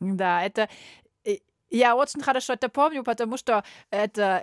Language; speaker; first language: Russian; non-native, learner; German